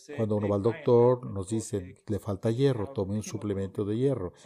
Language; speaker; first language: Spanish; non-native, fluent; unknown